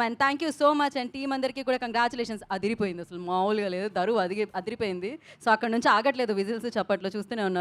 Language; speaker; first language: Telugu; native; Telugu